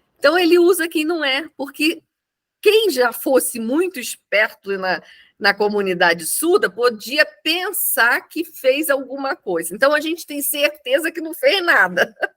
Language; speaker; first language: Portuguese; native; Portuguese